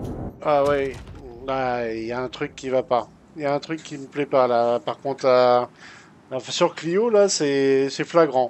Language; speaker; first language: French; native; French